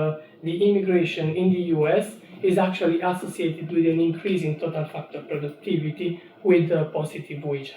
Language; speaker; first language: English; non-native, fluent; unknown